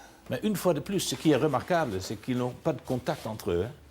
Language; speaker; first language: French; non-native, fluent; Dutch